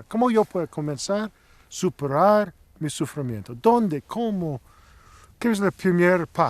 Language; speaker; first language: Spanish; non-native, learner; English